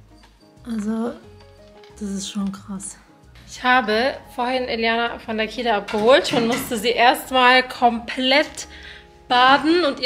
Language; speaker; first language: German; native; German